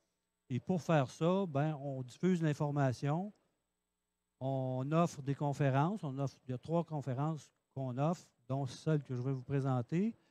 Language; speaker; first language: French; native; French